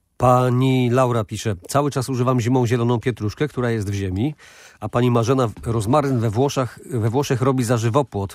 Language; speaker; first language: Polish; native; Polish